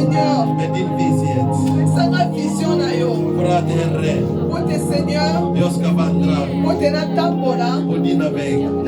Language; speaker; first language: Swedish; non-native, fluent; Lingala